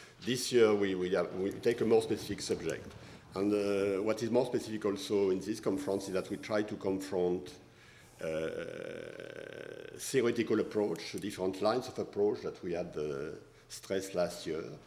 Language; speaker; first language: English; non-native, fluent; French